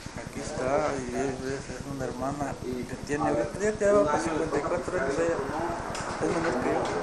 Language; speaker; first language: Spanish; native; Spanish